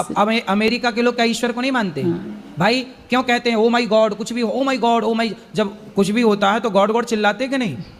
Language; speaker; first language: Hindi; native; Hindi